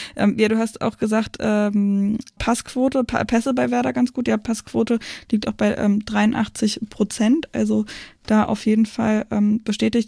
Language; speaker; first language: German; native; German